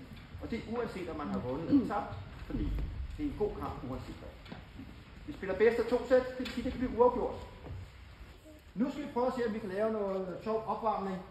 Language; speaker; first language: Danish; native; Danish